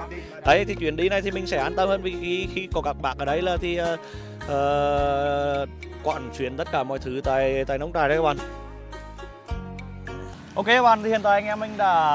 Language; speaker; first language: Vietnamese; native; Vietnamese